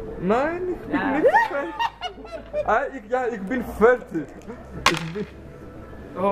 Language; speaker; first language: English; non-native, fluent; Greek